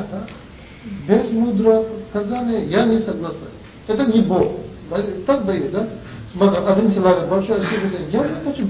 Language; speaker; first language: Russian; non-native, learner; Tibetan